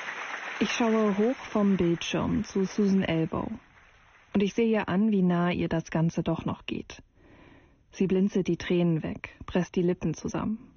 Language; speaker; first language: German; native; German